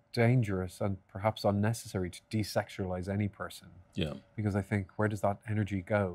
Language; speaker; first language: English; native; English